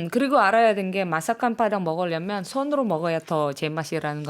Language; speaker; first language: Korean; non-native, fluent; Indonesian